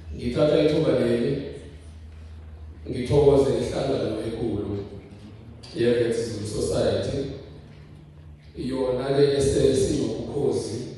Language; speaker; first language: Zulu; non-native, local second language; South Ndebele